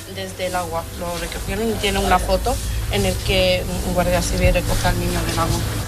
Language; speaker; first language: Spanish; non-native, fluent; Italian